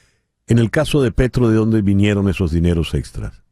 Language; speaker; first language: Spanish; native; Spanish